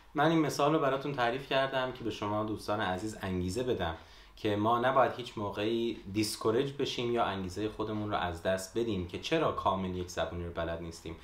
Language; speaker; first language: Persian; early bilingual, heritage; Persian